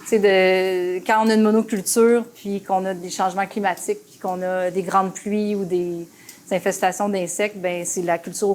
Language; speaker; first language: French; native; French